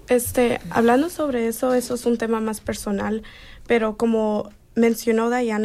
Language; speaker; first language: Spanish; early bilingual, heritage; Spanish